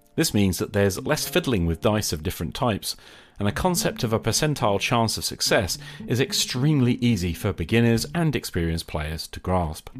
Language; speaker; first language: English; native; English